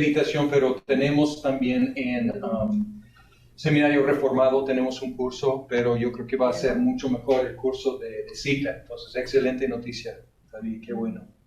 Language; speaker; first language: Spanish; non-native, fluent; English